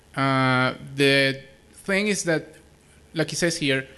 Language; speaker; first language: English; non-native, fluent; Spanish